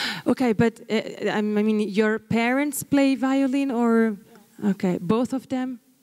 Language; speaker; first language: English; non-native, fluent; Italian